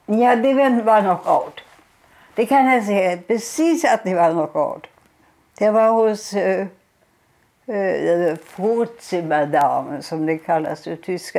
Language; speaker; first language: Swedish; non-native, fluent; German